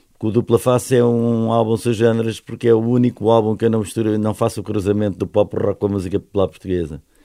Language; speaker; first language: Portuguese; native; Portuguese